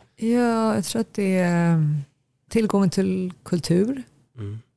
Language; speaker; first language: Swedish; early bilingual, other home language; Tigrinya